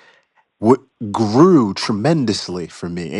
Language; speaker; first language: English; native; English